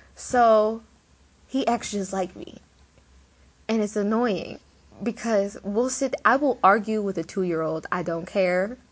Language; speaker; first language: English; native; English